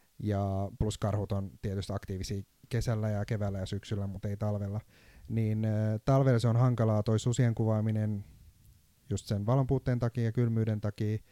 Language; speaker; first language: Finnish; non-native, fluent; Turkish